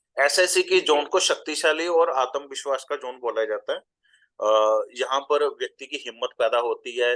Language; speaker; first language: Hindi; non-native, local second language; Punjabi